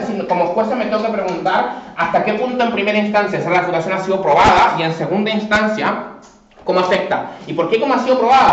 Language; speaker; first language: Spanish; native; Spanish